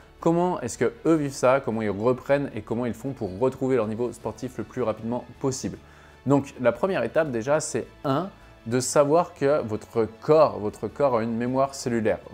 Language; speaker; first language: French; native; French